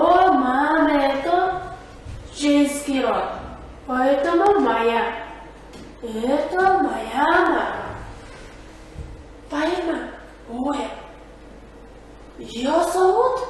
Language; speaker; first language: Russian; non-native, fluent; Mongolian